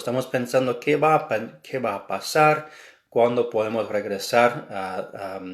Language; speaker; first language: Spanish; non-native, fluent; English